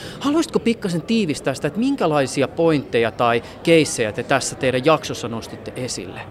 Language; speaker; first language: Finnish; native; Finnish